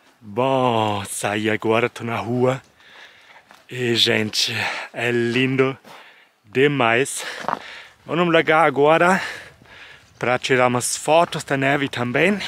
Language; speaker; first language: Portuguese; non-native, fluent; German